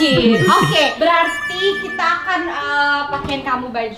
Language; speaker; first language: Indonesian; native; Indonesian